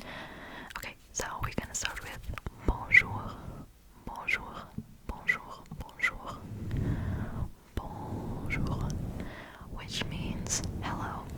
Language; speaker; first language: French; non-native, learner; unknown